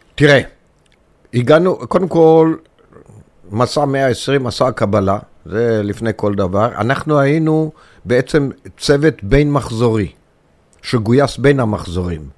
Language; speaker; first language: Hebrew; early bilingual, other home language; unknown